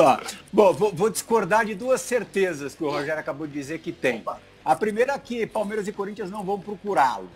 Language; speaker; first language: Portuguese; native; Portuguese